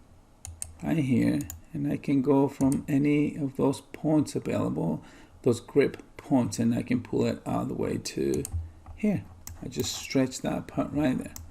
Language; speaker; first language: English; native; English